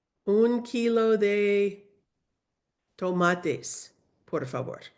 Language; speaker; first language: Spanish; non-native, learner; English